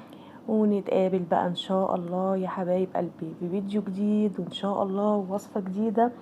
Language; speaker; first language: Arabic; native; Arabic